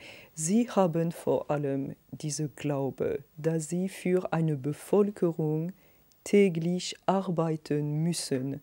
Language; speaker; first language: German; non-native, fluent; French